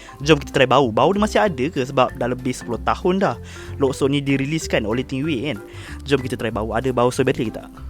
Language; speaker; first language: Malay; native; Malay